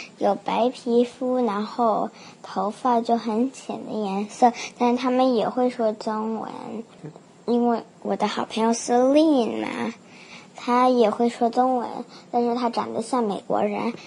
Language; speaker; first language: Chinese; early bilingual, heritage; Chinese